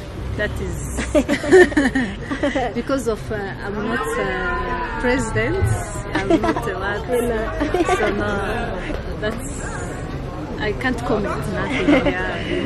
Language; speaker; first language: English; non-native, local second language; Kinyarwanda